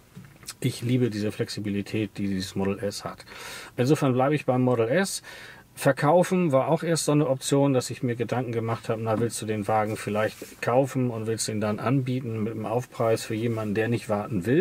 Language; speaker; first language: German; native; German